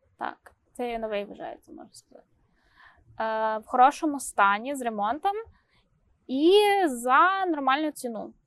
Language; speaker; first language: Ukrainian; native; Ukrainian